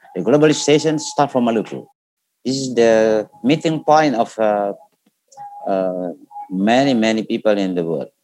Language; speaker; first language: English; non-native, learner; Indonesian